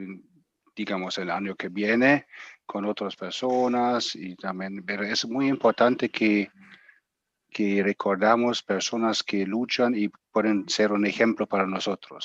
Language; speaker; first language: Spanish; non-native, fluent; German